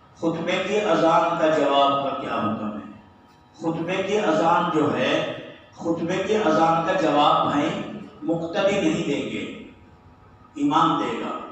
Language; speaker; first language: Urdu; native; Urdu